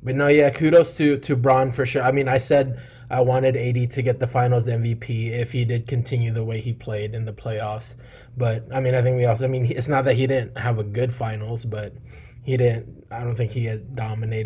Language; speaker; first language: English; early bilingual, other home language; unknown